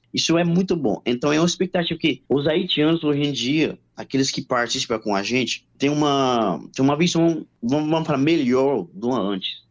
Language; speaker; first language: Portuguese; non-native, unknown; Haitian Creole